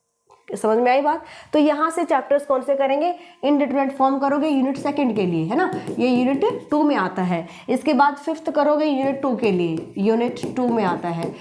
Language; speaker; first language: Hindi; native; Hindi